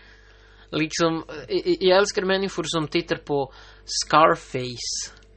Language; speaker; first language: Swedish; non-native, local second language; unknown